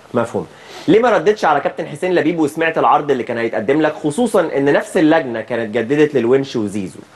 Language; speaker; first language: Arabic; native; Arabic